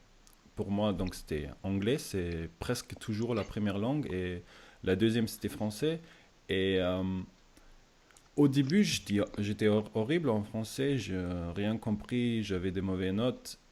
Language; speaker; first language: French; non-native, fluent; German